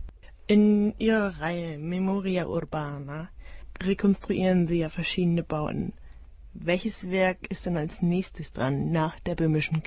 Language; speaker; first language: German; native; German